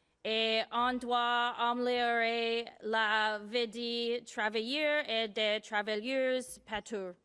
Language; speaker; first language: French; non-native, learner; English